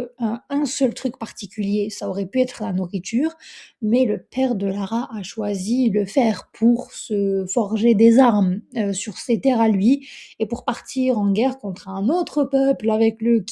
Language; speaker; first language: French; native; French